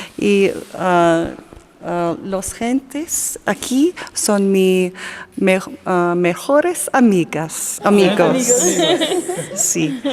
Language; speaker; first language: Spanish; non-native, learner; English